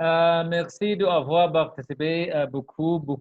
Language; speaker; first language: French; non-native, learner; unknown